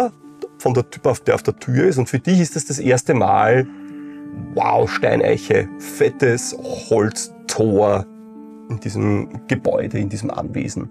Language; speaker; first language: German; native; German